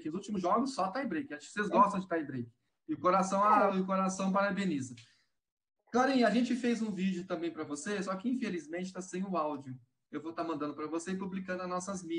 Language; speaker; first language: Portuguese; native; Portuguese